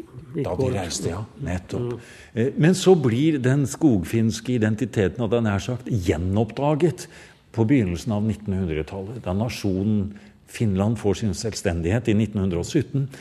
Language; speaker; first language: Norwegian; native; Norwegian